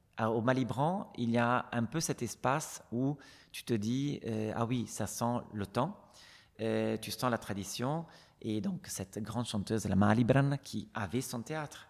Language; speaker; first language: French; non-native, fluent; Italian